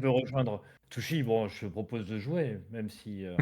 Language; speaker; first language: French; native; French